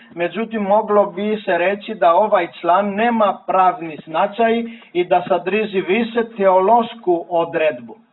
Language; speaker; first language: Serbian; non-native, fluent; Greek